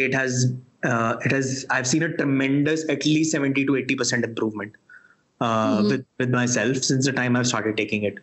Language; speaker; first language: English; non-native, local second language; Hindi